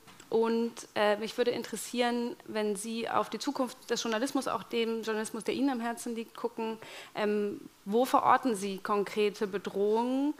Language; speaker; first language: German; native; German